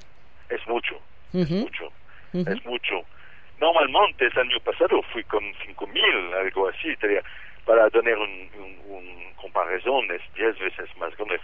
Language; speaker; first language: Spanish; non-native, fluent; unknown